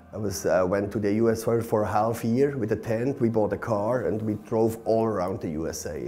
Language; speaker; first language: English; non-native, fluent; Swiss German